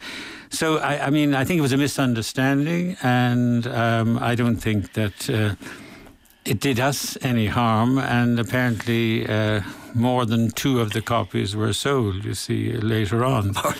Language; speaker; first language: English; native; English